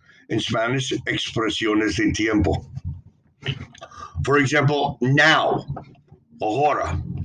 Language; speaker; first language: Spanish; non-native, learner; English